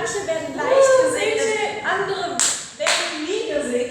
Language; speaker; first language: German; native; German